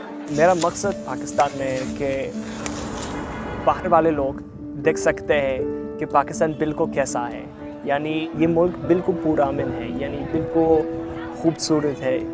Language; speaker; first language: Urdu; non-native, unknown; English